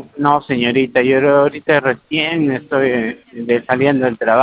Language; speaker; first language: Spanish; native; Spanish